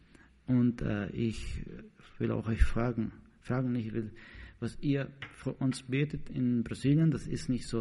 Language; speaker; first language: German; non-native, learner; Portuguese